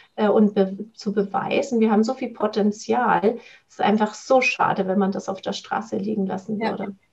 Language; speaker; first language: German; native; German